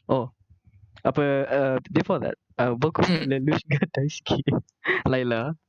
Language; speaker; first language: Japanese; non-native, learner; Malay